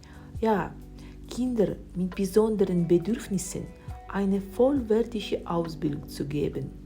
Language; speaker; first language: German; non-native, learner; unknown